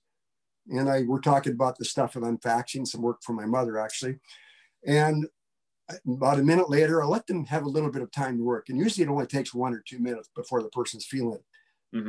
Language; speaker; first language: English; native; English